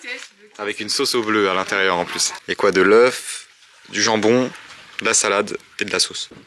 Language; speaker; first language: French; native; French